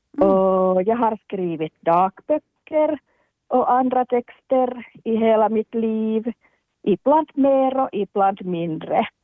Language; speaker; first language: Swedish; non-native, local second language; Finnish